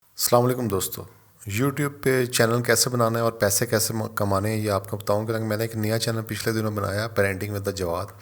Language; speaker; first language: Urdu; native; Urdu